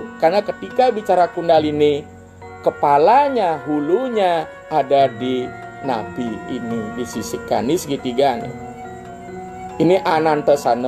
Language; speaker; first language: Indonesian; non-native, local second language; Balinese